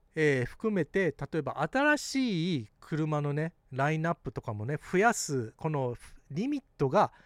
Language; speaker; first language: Japanese; early bilingual, heritage; Japanese